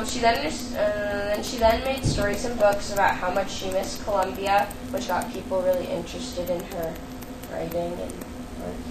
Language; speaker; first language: English; native; English